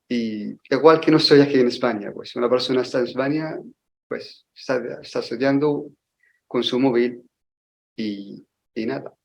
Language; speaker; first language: Spanish; non-native, learner; Arabic